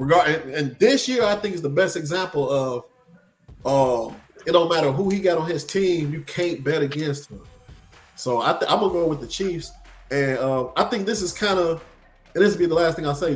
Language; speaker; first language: English; native; English